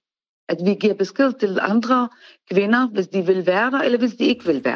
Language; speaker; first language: Danish; non-native, learner; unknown